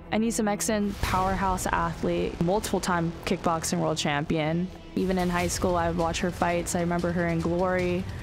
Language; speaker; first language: English; native; English